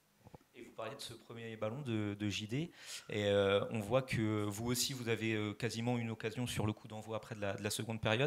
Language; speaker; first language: French; native; French